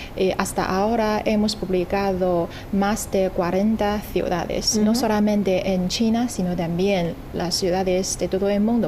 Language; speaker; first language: Spanish; non-native, fluent; Chinese